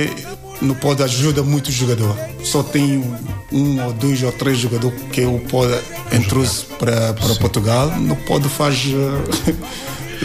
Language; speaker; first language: Portuguese; non-native, learner; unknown